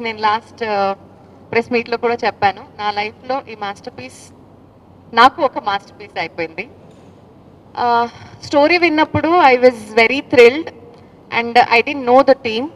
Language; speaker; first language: Telugu; non-native, fluent; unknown